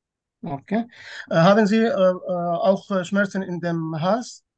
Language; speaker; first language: German; non-native, fluent; Turkish